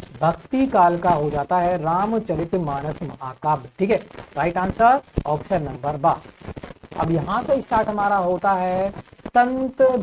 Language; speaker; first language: Hindi; native; Hindi